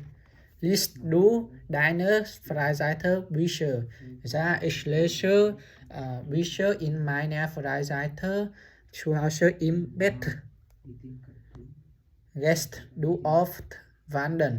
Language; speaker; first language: German; non-native, learner; Vietnamese